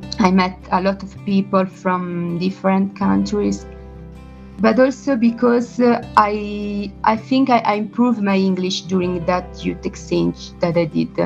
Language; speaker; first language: English; non-native, learner; Italian